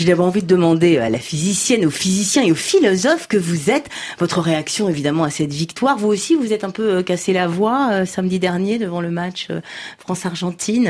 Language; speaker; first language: French; native; French